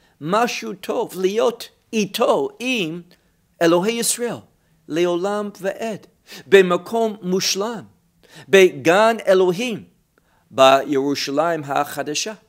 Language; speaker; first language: Hebrew; non-native, fluent; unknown